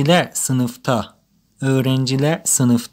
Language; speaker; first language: Turkish; non-native, fluent; Persian